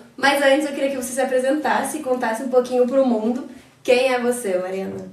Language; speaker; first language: Portuguese; native; Portuguese